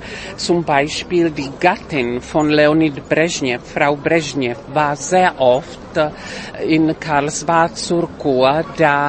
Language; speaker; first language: German; non-native, fluent; Czech